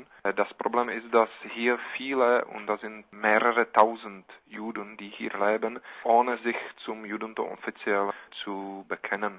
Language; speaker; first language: German; non-native, fluent; Czech